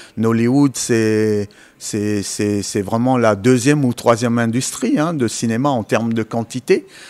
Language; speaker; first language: French; native; French